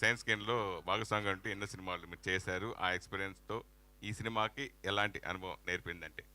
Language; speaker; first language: Telugu; native; Telugu